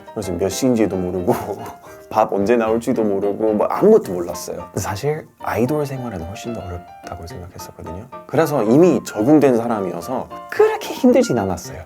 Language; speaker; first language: Korean; non-native, fluent; English